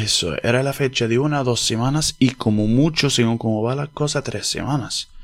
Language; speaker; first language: Spanish; non-native, fluent; Arabic